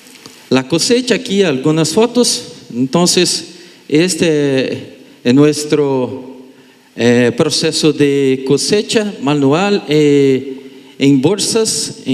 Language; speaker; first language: Spanish; non-native, learner; Portuguese